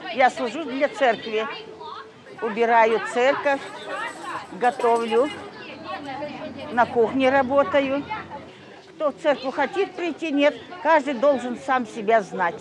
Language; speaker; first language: Russian; early bilingual, heritage; Russian